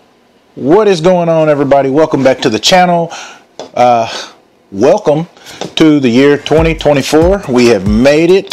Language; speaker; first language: English; native; English